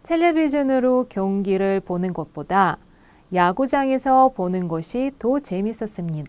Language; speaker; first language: Korean; non-native, fluent; Russian